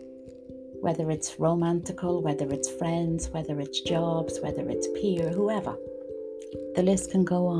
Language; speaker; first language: English; native; English